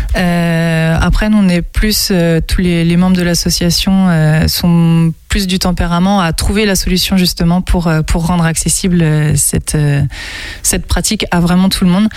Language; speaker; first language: French; native; French